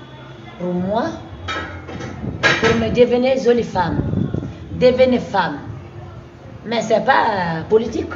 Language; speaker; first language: French; non-native, local second language; Susu